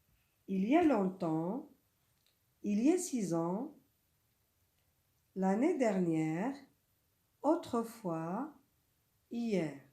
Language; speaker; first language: French; non-native, local second language; Arabic